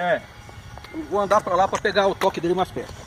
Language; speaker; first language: Portuguese; native; Portuguese